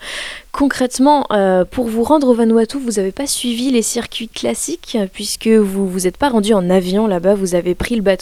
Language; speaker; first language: French; native; French